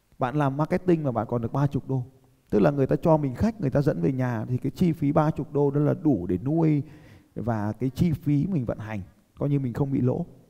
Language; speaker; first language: Vietnamese; native; Vietnamese